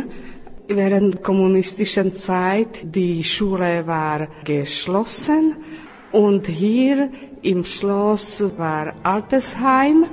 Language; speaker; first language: German; non-native, fluent; Czech